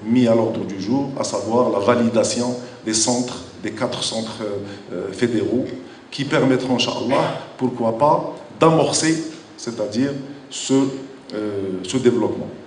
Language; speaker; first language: French; non-native, local second language; Arabic